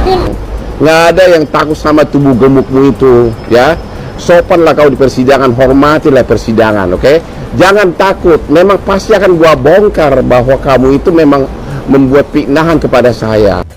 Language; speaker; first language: Indonesian; native; Indonesian